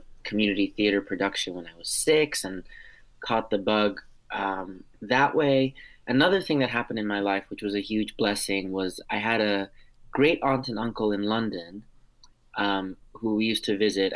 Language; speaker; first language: English; early bilingual, other home language; Armenian